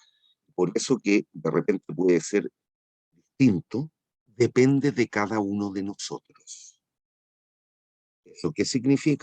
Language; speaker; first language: Spanish; native; Spanish